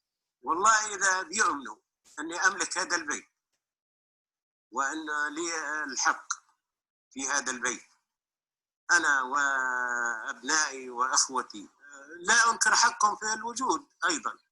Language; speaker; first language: Arabic; native; Arabic